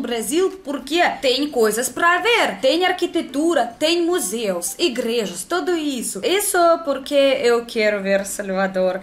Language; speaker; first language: Portuguese; non-native, learner; Russian